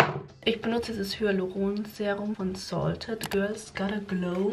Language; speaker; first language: German; native; German